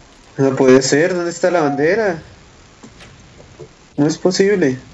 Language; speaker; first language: Spanish; native; Spanish